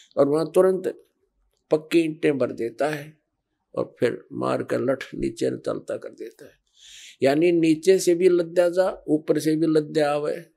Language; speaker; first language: Hindi; native; Hindi